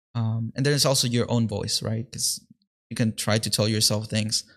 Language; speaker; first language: English; early bilingual, other home language; Spanish